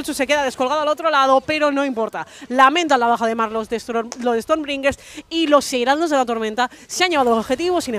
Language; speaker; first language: Spanish; native; Spanish